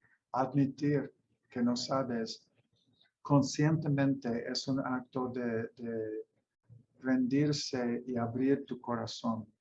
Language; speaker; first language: Spanish; non-native, fluent; English